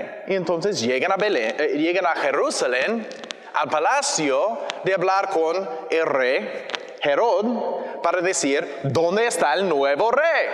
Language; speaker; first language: Spanish; non-native, learner; English